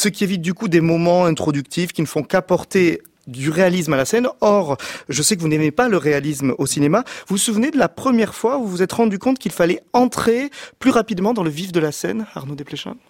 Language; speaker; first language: French; native; French